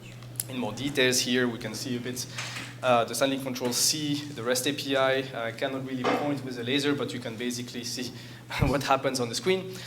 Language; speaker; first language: English; non-native, fluent; French